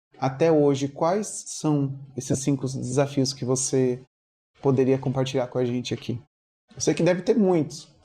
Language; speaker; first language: Portuguese; native; Portuguese